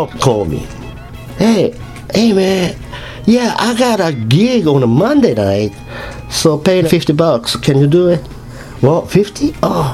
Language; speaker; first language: English; non-native, learner; Japanese